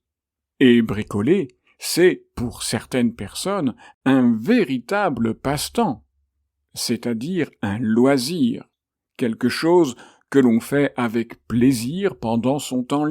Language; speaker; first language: French; native; French